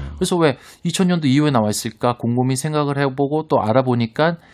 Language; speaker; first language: Korean; native; Korean